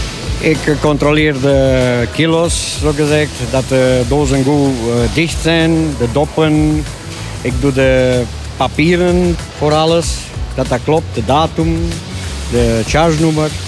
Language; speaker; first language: Dutch; non-native, learner; Romanian